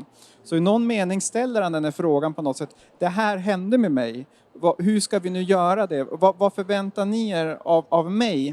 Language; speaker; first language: Swedish; native; Swedish